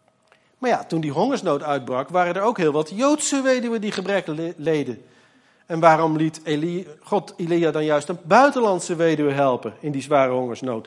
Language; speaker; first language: Dutch; native; Dutch